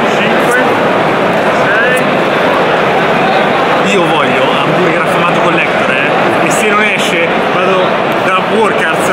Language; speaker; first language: Italian; native; Italian